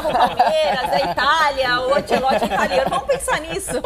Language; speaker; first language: Portuguese; native; Portuguese